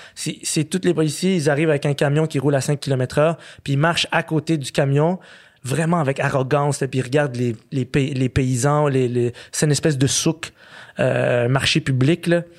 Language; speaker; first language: French; early bilingual, other home language; Arabic